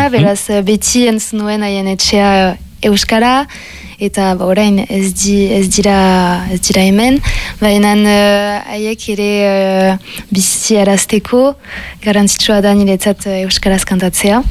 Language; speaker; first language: Basque; non-native, local second language; French